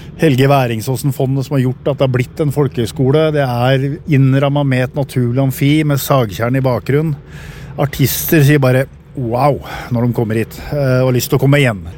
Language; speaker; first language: Norwegian; native; Norwegian